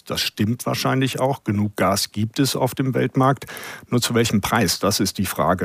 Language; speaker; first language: German; native; German